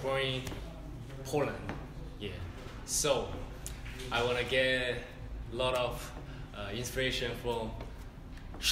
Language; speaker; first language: English; non-native, learner; Korean